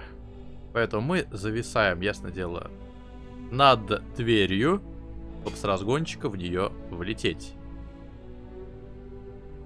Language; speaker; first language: Russian; native; Russian